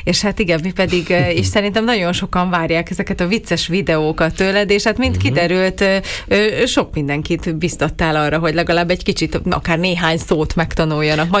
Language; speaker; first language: Hungarian; native; Hungarian